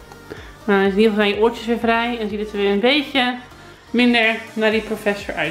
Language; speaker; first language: Dutch; native; Dutch